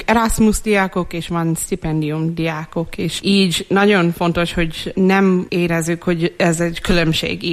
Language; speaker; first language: Hungarian; non-native, fluent; English